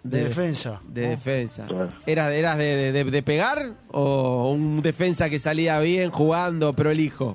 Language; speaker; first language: Spanish; native; Spanish